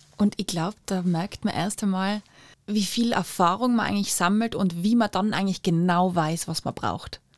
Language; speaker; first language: German; native; German